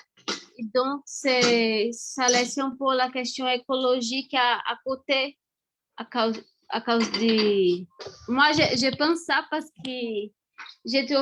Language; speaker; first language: French; non-native, fluent; Portuguese